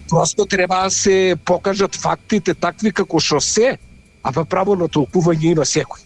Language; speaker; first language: Macedonian; native; Macedonian